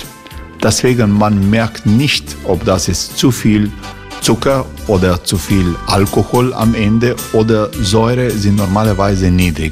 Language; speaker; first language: German; non-native, learner; Croatian